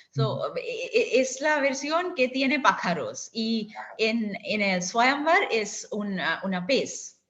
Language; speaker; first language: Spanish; non-native, learner; Bangla